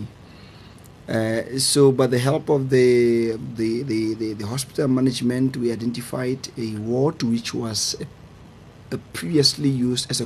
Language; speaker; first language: English; non-native, local second language; Southern Sotho